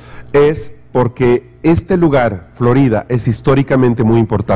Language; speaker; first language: Spanish; native; Spanish